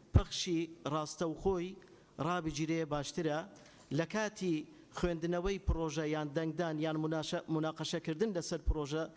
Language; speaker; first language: Central Kurdish; non-native, local second language; Azerbaijani